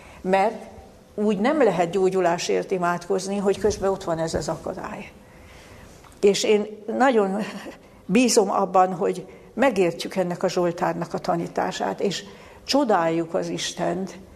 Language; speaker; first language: Hungarian; native; Hungarian